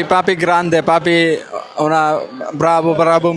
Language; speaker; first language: Italian; non-native, learner; Bangla